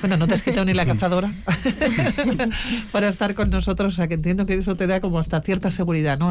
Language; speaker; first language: Spanish; native; Spanish